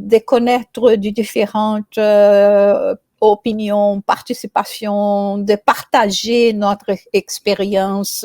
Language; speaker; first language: French; non-native, fluent; Portuguese